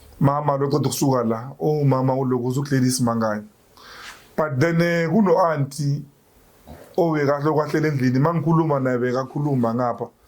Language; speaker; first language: Zulu; native; Zulu